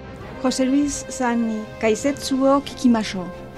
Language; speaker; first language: Japanese; non-native, learner; Spanish